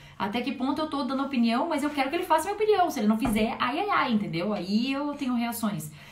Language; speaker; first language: Portuguese; native; Portuguese